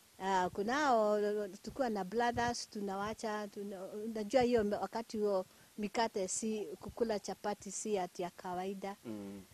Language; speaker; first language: Swahili; non-native, local second language; Kikuyu